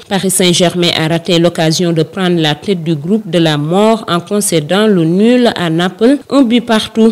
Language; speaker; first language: French; non-native, local second language; Wolof